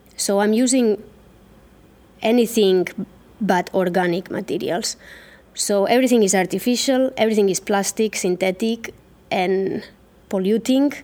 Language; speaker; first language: English; non-native, fluent; Catalan